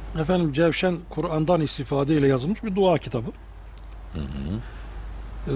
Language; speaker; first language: Turkish; native; Turkish